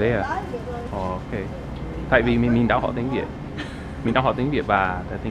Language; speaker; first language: Vietnamese; non-native, learner; English